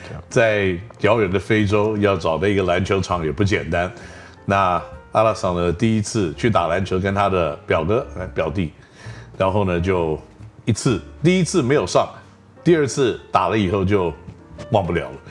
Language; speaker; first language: Chinese; native; Chinese